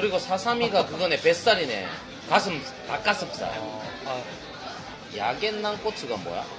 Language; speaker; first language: Korean; native; Korean